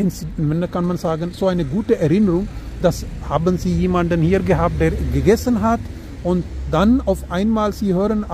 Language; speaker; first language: German; non-native, learner; Urdu